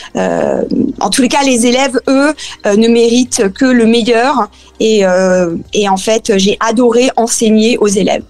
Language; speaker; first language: French; early bilingual, other home language; Spanish